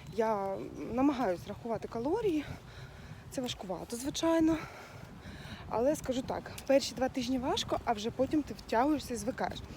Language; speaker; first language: Ukrainian; non-native, local second language; Russian